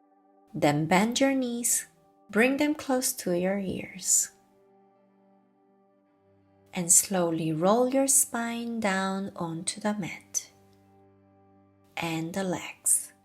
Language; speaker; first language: English; non-native, fluent; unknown